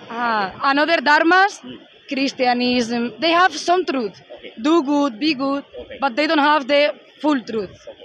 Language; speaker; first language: Hindi; non-native, learner; Spanish